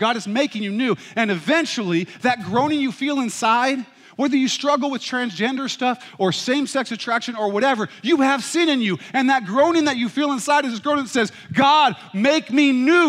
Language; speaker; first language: English; native; English